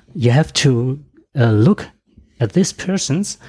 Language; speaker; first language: English; non-native, learner; German